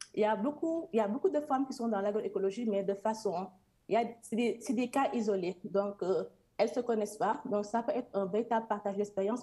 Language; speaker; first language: French; non-native, local second language; Serer